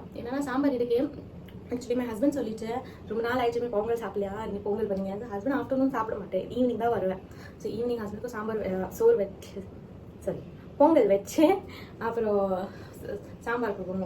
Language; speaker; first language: Tamil; non-native, learner; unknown